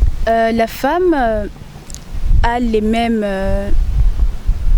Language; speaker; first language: French; non-native, local second language; Rundi